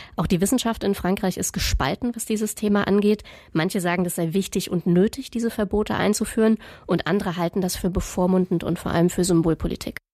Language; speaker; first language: German; native; German